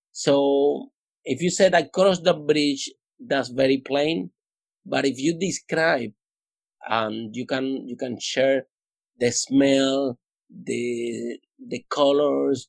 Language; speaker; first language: English; non-native, fluent; Spanish